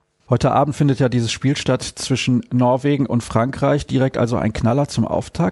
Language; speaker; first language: German; native; German